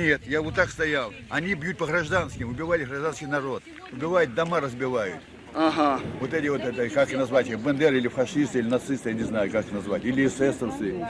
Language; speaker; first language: Russian; native; Russian